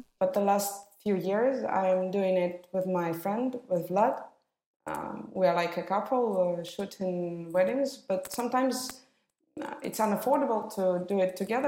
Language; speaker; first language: English; non-native, fluent; Russian